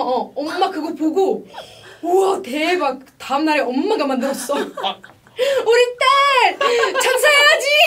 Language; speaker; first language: Korean; non-native, fluent; Arabic